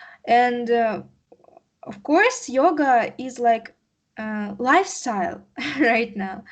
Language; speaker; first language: English; non-native, learner; Russian